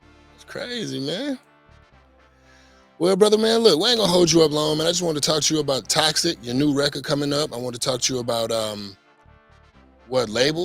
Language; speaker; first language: English; native; English